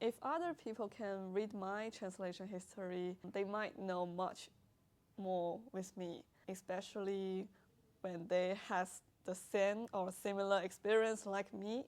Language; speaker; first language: English; non-native, learner; Chinese